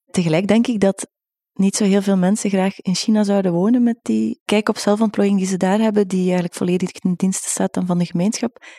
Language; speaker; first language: Dutch; native; Dutch